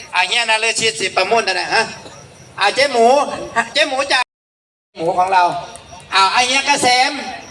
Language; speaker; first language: Thai; native; Thai